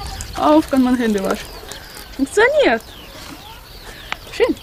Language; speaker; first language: German; non-native, fluent; Russian